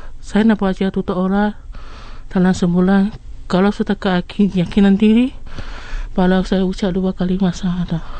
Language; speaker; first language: Malay; non-native, local second language; Chinese